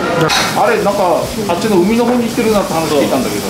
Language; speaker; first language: Japanese; native; Japanese